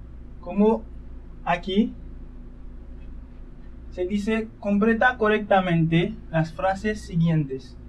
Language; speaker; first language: Spanish; non-native, fluent; Haitian Creole